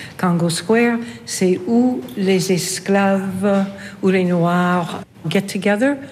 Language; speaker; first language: French; non-native, fluent; English